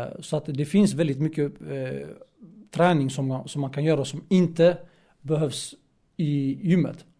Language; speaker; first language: Swedish; early bilingual, other home language; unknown